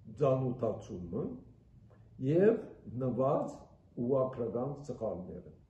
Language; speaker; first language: Armenian; early bilingual, heritage; Armenian